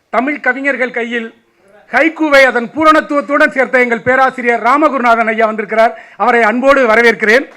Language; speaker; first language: Tamil; native; Tamil